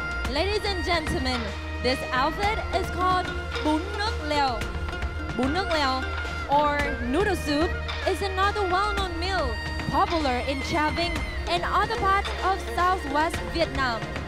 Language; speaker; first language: English; non-native, fluent; Vietnamese